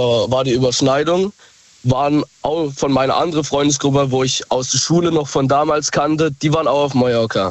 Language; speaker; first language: German; native; German